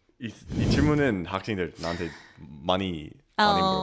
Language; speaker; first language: Korean; non-native, learner; English